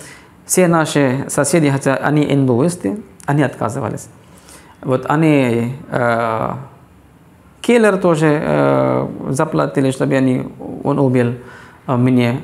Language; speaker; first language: Russian; non-native, fluent; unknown